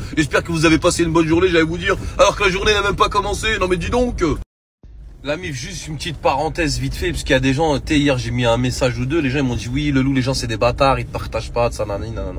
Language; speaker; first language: French; native; French